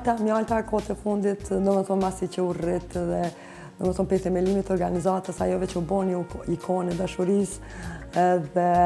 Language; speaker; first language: Albanian; native; Albanian